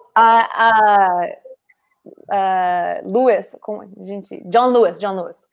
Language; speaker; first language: Portuguese; non-native, fluent; English